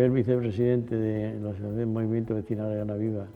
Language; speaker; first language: Spanish; native; Spanish